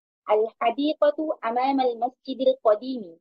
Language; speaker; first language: Arabic; non-native, learner; Bangla